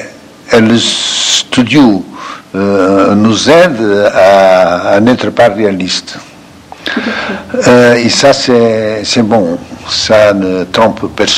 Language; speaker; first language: French; non-native, fluent; Portuguese